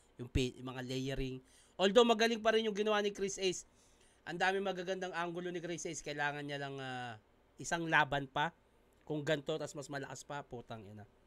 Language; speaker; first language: Filipino; native; Filipino